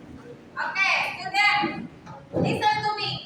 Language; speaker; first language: English; non-native, fluent; Indonesian